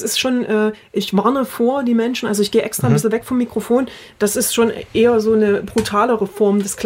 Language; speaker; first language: German; native; German